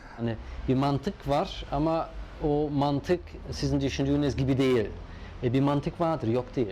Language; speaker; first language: Turkish; non-native, fluent; German